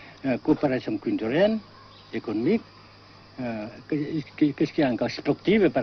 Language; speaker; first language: French; non-native, fluent; Vietnamese